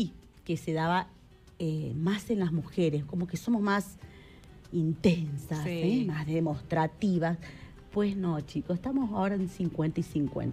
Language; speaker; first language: Spanish; native; Spanish